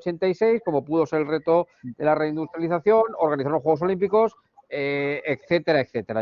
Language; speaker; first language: Spanish; native; Spanish